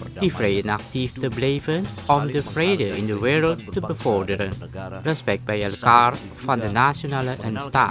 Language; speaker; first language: Dutch; non-native, learner; Indonesian